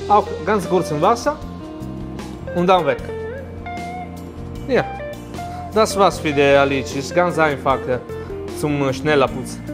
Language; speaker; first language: German; non-native, learner; Italian